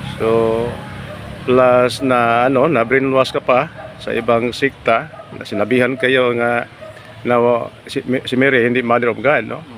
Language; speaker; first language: Filipino; non-native, local second language; Cebuano